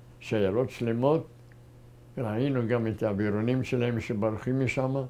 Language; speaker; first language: Hebrew; non-native, fluent; German